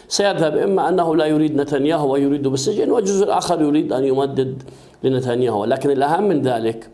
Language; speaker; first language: Arabic; native; Arabic